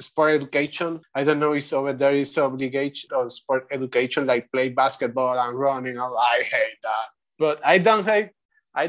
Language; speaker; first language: English; non-native, learner; Spanish